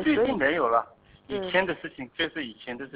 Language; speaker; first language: Chinese; non-native, fluent; Korean